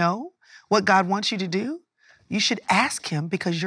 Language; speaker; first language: English; native; English